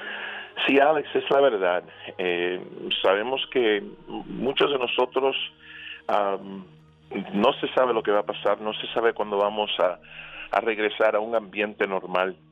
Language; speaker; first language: Spanish; early bilingual, other home language; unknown